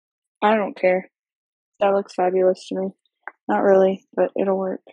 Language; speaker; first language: English; native; English